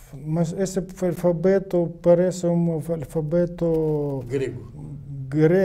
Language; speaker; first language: Portuguese; non-native, learner; Ukrainian